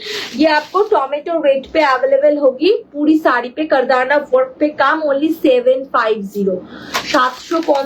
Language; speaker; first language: Hindi; non-native, local second language; Bangla